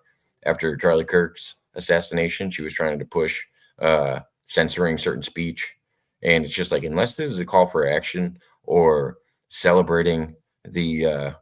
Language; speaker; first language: English; native; English